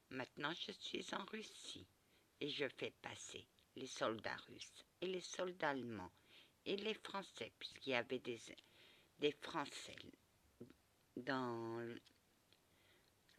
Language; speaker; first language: French; early bilingual, other home language; Portuguese